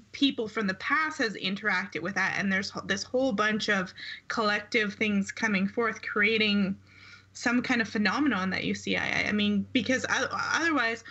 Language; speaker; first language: English; native; English